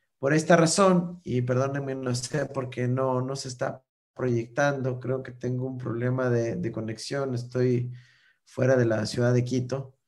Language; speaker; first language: Spanish; native; Spanish